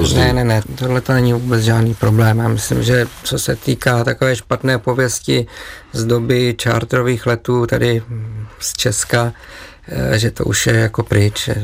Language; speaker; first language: Czech; native; Czech